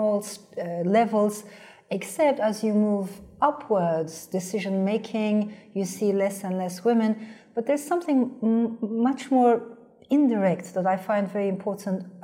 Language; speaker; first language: English; non-native, fluent; Turkish